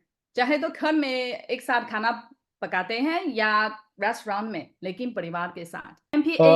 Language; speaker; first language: Hindi; non-native, fluent; Chinese